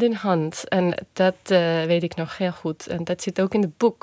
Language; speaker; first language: Dutch; non-native, fluent; Estonian